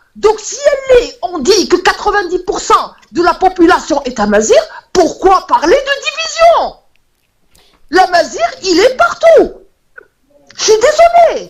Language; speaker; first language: French; non-native, local second language; Kabyle